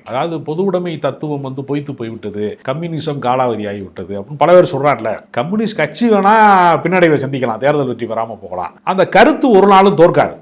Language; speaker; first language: Tamil; native; Tamil